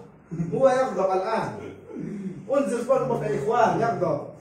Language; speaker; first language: Arabic; non-native, fluent; Indonesian